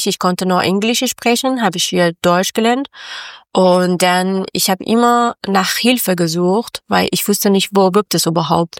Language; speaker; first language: German; non-native, learner; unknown